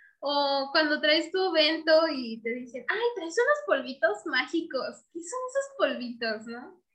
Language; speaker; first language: Spanish; native; Spanish